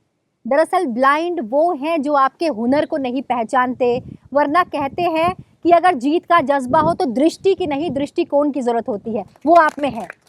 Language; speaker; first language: Hindi; native; Hindi